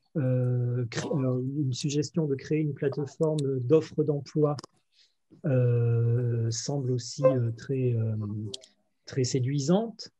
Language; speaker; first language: French; native; French